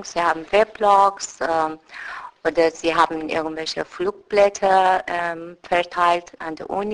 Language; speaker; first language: German; non-native, fluent; Persian